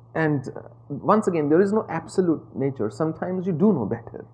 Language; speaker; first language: English; non-native, local second language; Punjabi